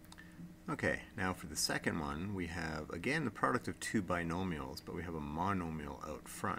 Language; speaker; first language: English; native; English